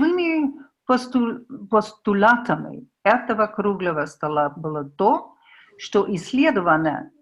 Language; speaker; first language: Russian; non-native, fluent; German